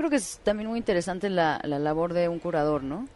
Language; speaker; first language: Spanish; native; Spanish